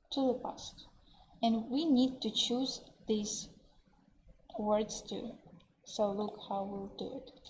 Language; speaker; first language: English; non-native, fluent; Russian